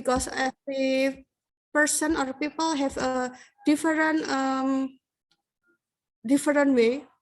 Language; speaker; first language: English; non-native, learner; Indonesian